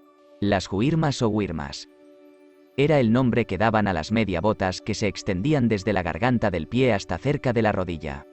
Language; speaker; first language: Spanish; native; Spanish